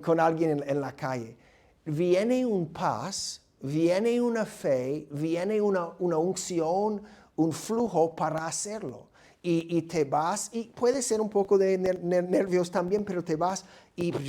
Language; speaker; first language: Spanish; non-native, fluent; English